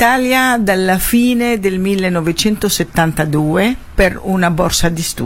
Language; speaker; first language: Italian; non-native, fluent; Arabic